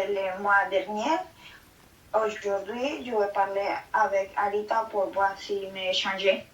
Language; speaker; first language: French; non-native, learner; Filipino